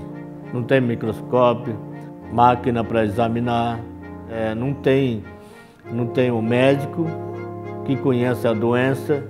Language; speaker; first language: Portuguese; non-native, local second language; Yanomámi